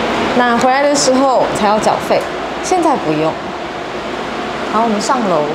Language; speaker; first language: Chinese; native; Chinese